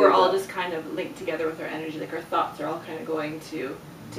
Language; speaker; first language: English; native; English